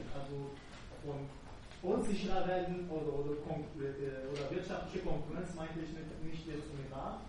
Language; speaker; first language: German; non-native, fluent; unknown